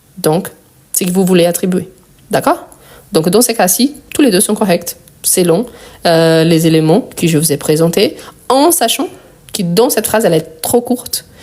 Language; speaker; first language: French; non-native, fluent; Portuguese